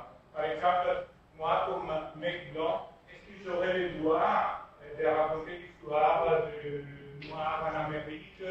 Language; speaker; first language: French; non-native, learner; Greek